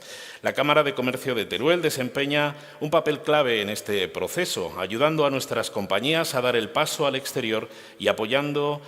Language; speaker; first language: Spanish; native; Spanish